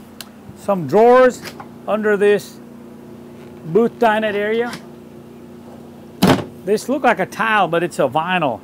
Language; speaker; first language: English; non-native, fluent; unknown